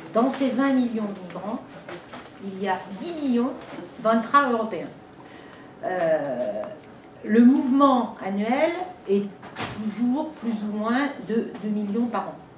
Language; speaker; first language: French; native; French